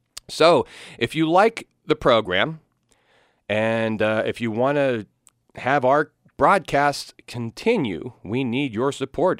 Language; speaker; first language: English; native; English